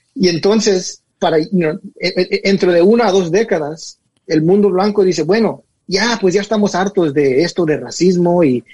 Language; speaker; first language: Spanish; early bilingual, heritage; Spanish